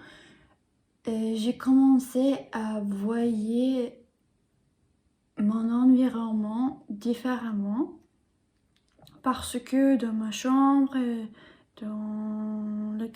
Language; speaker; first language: French; non-native, learner; English